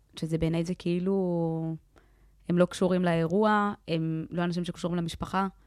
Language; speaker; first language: Hebrew; early bilingual, other home language; Amharic